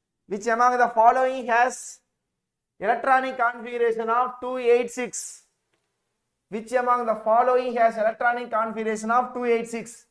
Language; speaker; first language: English; non-native, local second language; Tamil